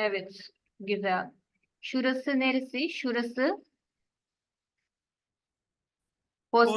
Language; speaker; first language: Turkish; non-native, fluent; Urdu